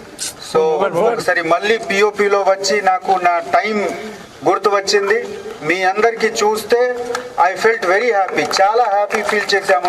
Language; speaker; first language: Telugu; non-native, fluent; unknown